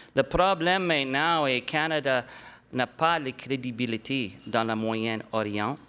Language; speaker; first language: French; non-native, local second language; English